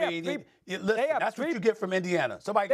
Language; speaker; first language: English; native; English